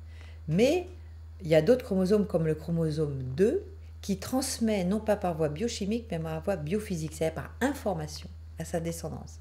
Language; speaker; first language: French; native; French